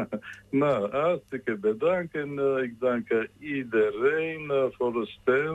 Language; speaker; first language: Dutch; non-native, learner; Georgian